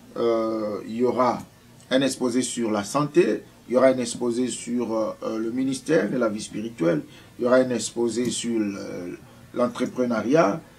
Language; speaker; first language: French; non-native, local second language; Lingala